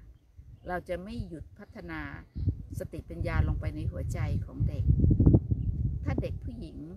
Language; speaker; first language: Thai; native; Thai